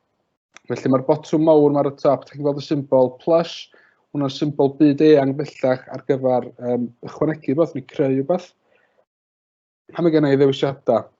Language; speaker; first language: Welsh; native; Welsh